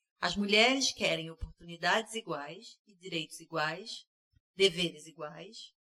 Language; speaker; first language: Portuguese; early bilingual, heritage; Portuguese